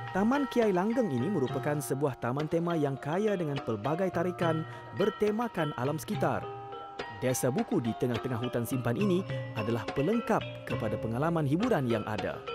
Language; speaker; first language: Malay; native; Malay